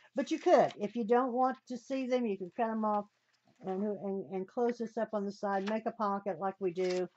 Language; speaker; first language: English; native; English